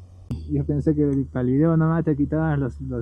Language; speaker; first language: Spanish; native; Spanish